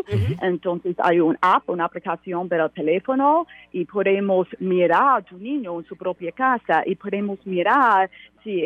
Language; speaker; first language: Spanish; non-native, learner; English